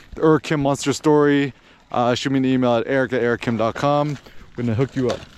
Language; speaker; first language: English; early bilingual, other home language; Korean